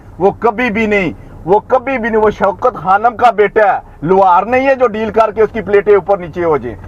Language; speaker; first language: Urdu; non-native, local second language; Punjabi